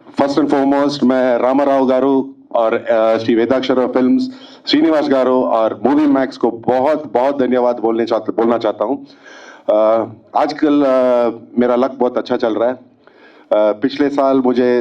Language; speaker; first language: Hindi; non-native, fluent; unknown